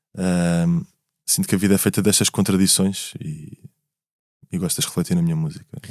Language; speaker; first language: Portuguese; native; Portuguese